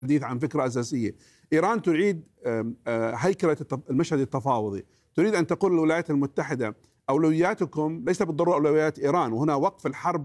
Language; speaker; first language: Arabic; native; Arabic